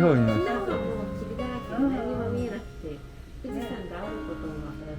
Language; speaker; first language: Japanese; native; Japanese